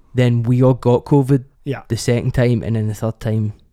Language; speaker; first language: English; native; English